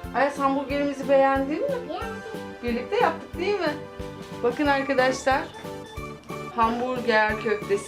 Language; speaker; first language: Turkish; native; Turkish